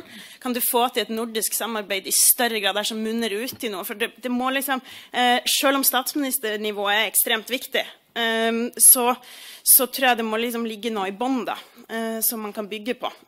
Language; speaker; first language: Norwegian; native; Norwegian